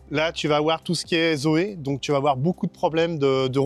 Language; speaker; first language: French; native; French